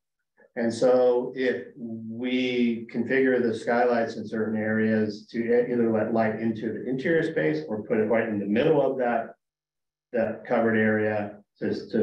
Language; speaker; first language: English; native; English